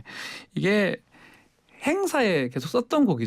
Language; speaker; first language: Korean; native; Korean